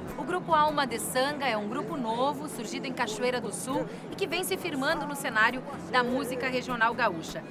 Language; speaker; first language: Portuguese; native; Portuguese